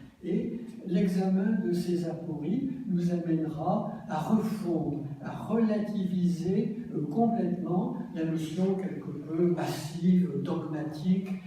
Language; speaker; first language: French; native; French